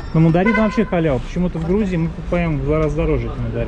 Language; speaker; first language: Russian; native; Russian